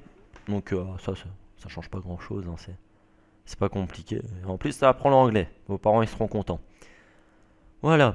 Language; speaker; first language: French; native; French